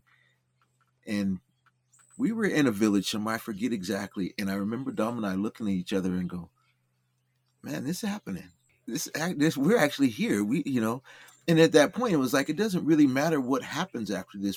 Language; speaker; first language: English; native; English